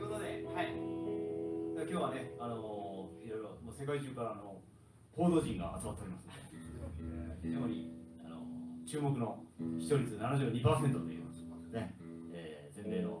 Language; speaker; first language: Japanese; native; Japanese